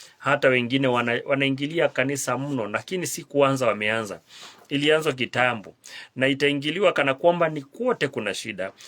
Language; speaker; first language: Swahili; non-native, local second language; Kikuyu